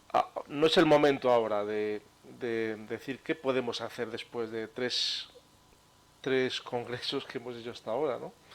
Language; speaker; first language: Spanish; native; Spanish